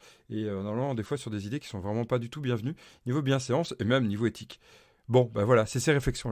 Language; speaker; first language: French; native; French